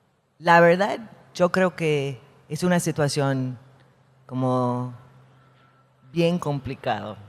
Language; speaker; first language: Spanish; non-native, fluent; English